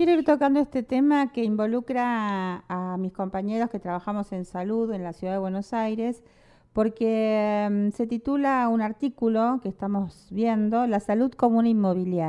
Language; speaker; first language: Spanish; native; Spanish